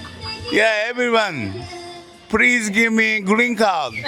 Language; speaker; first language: English; non-native, learner; Japanese